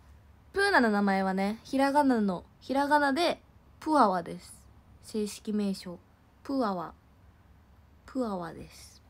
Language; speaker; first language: Japanese; native; Japanese